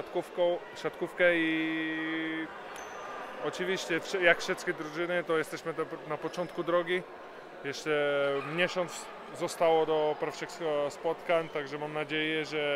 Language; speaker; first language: Polish; non-native, fluent; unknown